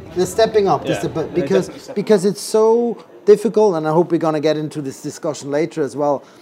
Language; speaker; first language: English; non-native, fluent; Swiss German